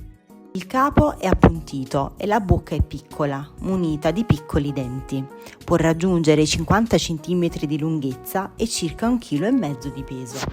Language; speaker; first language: Italian; native; Italian